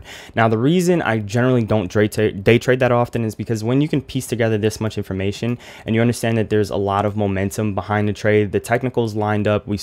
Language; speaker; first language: English; native; English